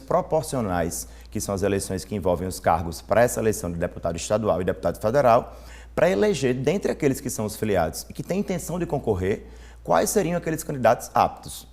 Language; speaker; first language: Portuguese; native; Portuguese